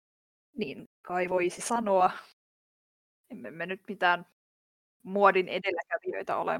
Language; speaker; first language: Finnish; native; Finnish